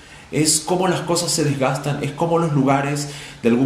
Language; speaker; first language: Spanish; native; Spanish